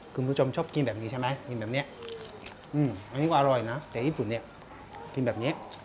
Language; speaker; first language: Thai; non-native, fluent; Japanese